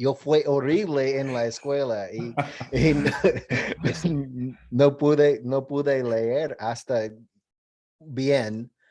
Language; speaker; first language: Spanish; non-native, learner; English